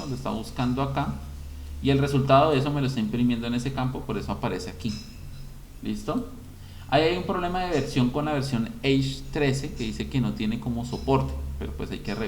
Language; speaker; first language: Spanish; native; Spanish